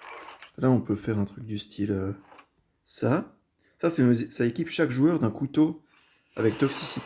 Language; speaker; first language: French; native; French